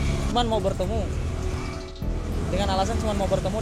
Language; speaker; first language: Indonesian; native; Indonesian